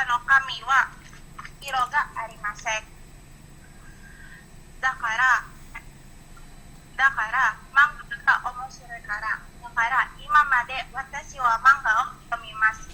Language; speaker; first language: Japanese; non-native, learner; Indonesian